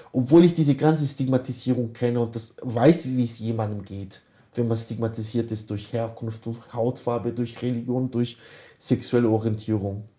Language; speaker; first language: German; early bilingual, other home language; Kurdish